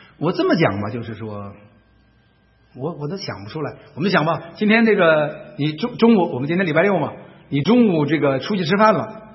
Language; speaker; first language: Chinese; native; Chinese